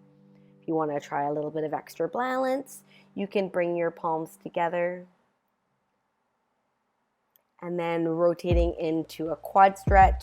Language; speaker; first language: English; native; English